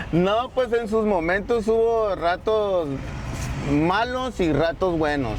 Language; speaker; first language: Spanish; native; Spanish